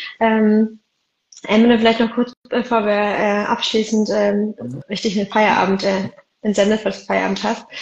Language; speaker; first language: German; early bilingual, other home language; Arabic